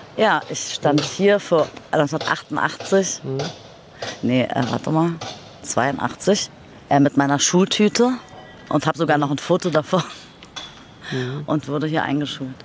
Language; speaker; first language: German; early bilingual, other home language; Turkish